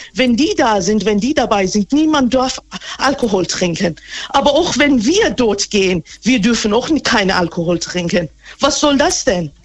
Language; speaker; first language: German; non-native, fluent; Persian